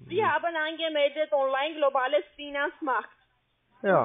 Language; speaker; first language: German; non-native, fluent; French